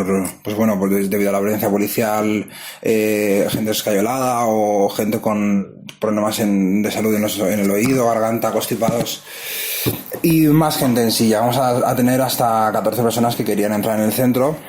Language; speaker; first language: Spanish; native; Spanish